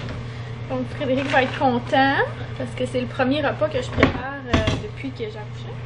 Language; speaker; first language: French; native; French